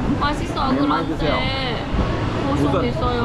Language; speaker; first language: Korean; non-native, learner; Vietnamese